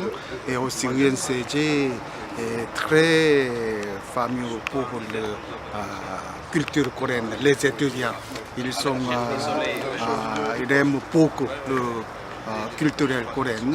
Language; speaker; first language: French; non-native, learner; Korean